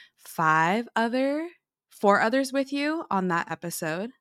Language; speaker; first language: English; early bilingual, other home language; Filipino